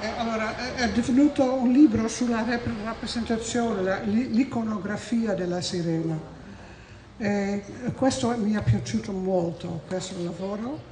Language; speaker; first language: Italian; non-native, fluent; Dutch